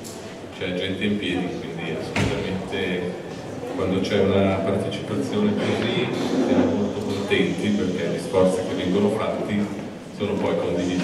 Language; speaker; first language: Italian; native; Italian